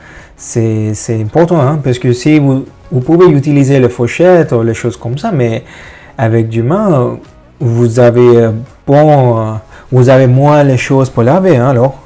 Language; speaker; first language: French; non-native, fluent; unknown